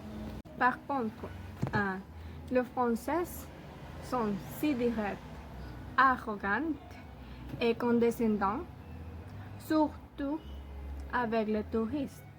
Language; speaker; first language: French; non-native, learner; Spanish